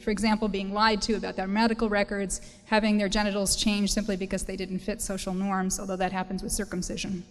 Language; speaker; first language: English; native; English